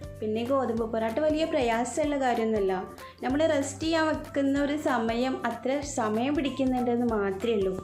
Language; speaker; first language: Malayalam; native; Malayalam